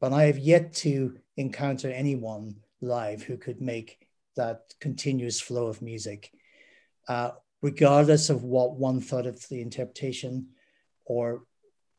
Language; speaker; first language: English; native; English